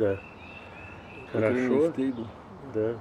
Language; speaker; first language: Russian; early bilingual, other home language; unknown